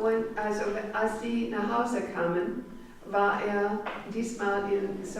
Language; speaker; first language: German; non-native, fluent; English